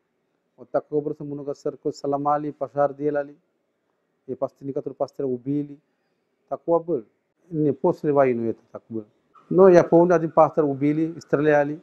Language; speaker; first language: Russian; non-native, learner; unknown